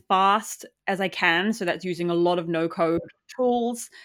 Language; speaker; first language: English; native; English